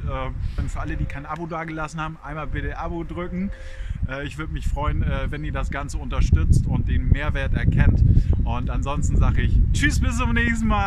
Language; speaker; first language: German; native; German